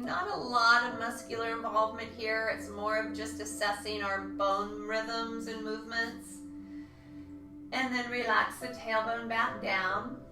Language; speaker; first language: English; native; English